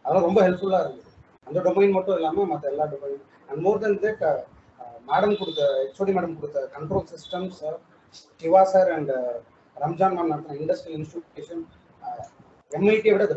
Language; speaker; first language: Tamil; native; Tamil